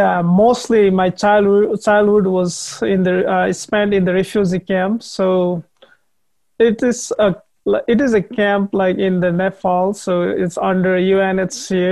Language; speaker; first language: English; non-native, learner; Nepali